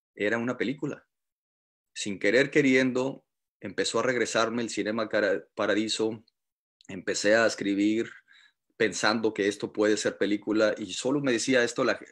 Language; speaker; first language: Spanish; native; Spanish